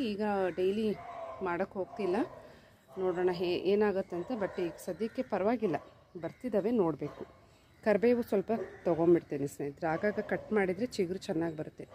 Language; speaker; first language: Kannada; non-native, local second language; Telugu